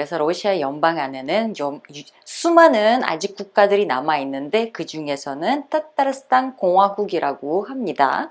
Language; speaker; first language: Korean; non-native, fluent; Uzbek